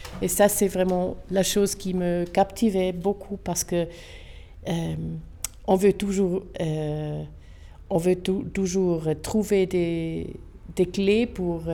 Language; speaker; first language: French; non-native, local second language; German